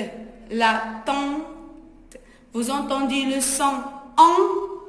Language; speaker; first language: French; non-native, local second language; Arabic